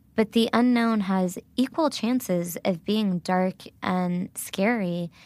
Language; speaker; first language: English; early bilingual, other home language; Gujarati